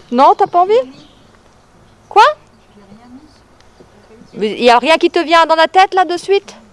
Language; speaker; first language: French; native; French